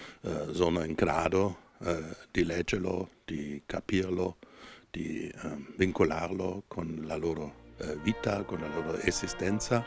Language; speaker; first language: Italian; non-native, fluent; German